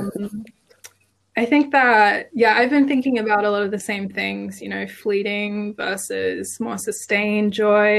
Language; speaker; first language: English; native; English